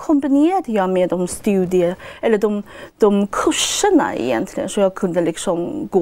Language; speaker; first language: Swedish; non-native, fluent; Chinese